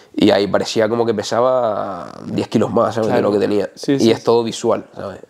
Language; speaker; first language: Spanish; native; Spanish